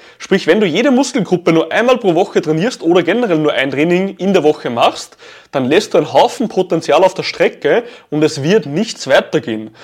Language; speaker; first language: German; native; German